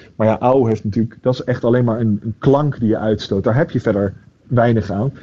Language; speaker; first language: Dutch; native; Dutch